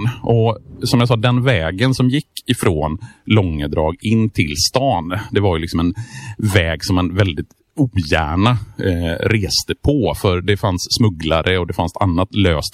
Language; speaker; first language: Swedish; native; Swedish